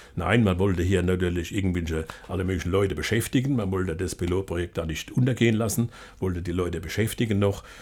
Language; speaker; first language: German; native; German